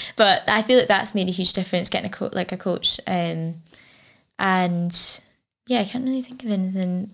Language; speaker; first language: English; native; English